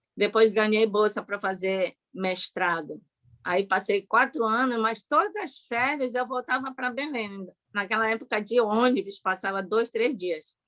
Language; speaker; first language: Portuguese; early bilingual, other home language; Japanese